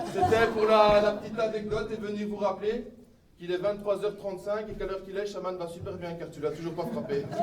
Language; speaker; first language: French; native; French